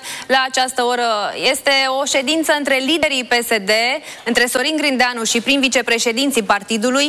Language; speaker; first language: Romanian; native; Romanian